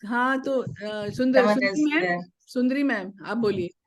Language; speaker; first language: Hindi; native; Hindi